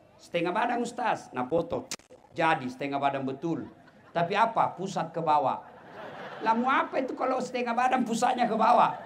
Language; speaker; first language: Indonesian; non-native, local second language; Buginese